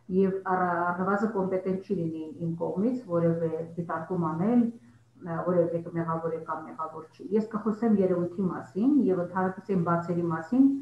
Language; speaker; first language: Armenian; native; Armenian